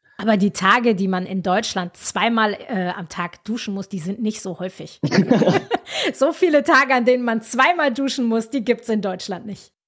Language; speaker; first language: German; native; German